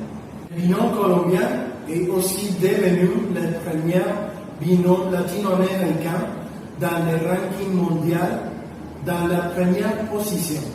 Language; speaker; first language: French; non-native, learner; Spanish